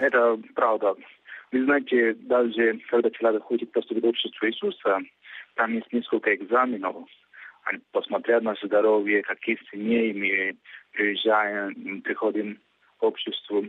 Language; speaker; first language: Russian; non-native, fluent; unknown